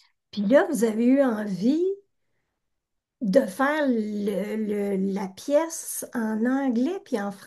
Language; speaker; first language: French; native; French